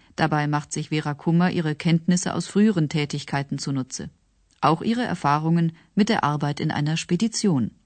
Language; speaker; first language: German; native; German